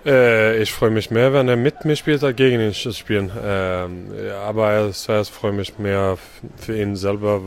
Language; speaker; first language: German; non-native, learner; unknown